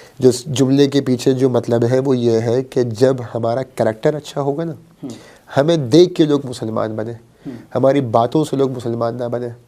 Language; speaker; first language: Urdu; early bilingual, heritage; Urdu